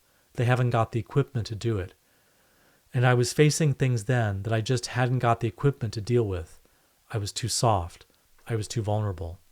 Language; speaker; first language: English; native; English